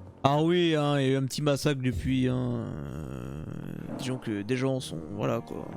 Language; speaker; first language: French; native; French